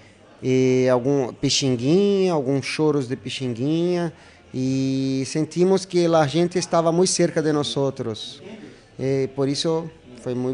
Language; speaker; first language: Spanish; non-native, fluent; Portuguese